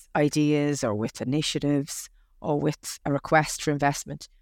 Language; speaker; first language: English; native; English